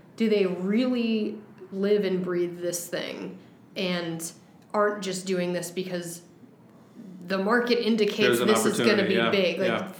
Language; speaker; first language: English; native; English